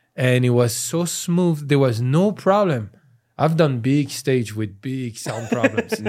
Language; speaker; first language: English; non-native, fluent; French